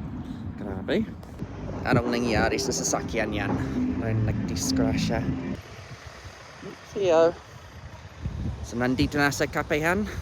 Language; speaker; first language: Filipino; non-native, learner; English